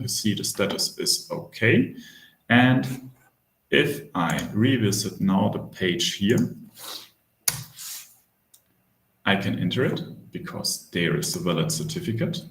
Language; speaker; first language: English; non-native, fluent; German